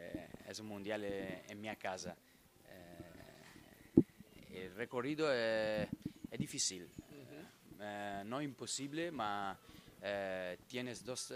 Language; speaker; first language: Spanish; non-native, learner; Italian